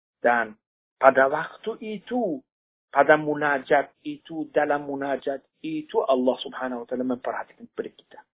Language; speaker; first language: Indonesian; non-native, fluent; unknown